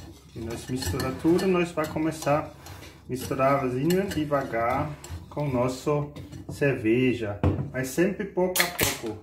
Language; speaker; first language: Portuguese; non-native, fluent; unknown